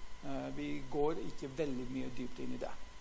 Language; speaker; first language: Norwegian; non-native, fluent; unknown